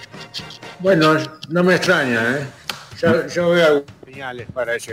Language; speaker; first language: Spanish; native; Spanish